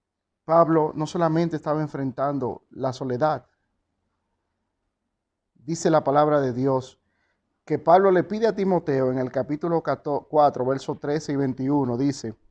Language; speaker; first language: Spanish; native; Spanish